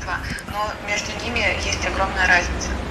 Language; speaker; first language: Russian; native; Russian